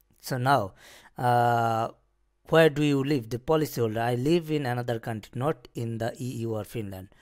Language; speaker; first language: English; non-native, local second language; Bangla